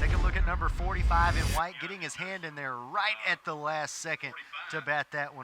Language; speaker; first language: English; native; English